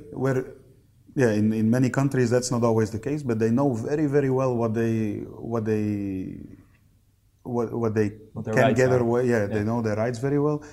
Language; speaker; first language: English; non-native, fluent; Dutch